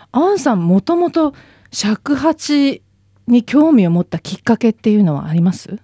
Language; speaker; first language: Japanese; native; Japanese